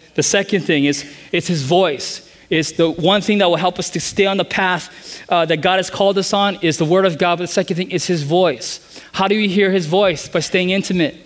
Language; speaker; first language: English; native; English